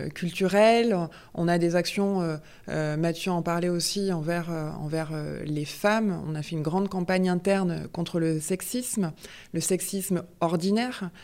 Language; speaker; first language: French; native; French